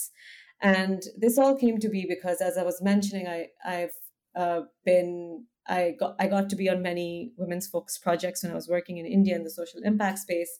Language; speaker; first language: English; non-native, local second language; Hindi